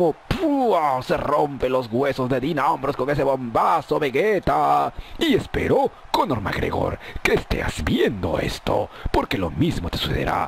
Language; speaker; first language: Spanish; native; Spanish